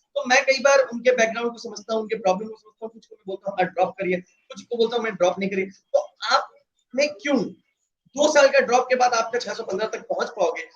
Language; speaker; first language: Hindi; native; Hindi